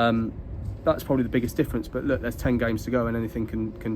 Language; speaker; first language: English; native; English